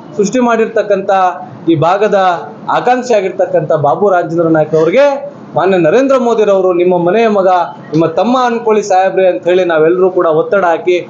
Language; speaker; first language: Kannada; non-native, local second language; Lambadi